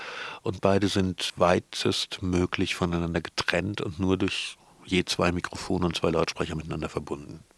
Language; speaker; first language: German; native; German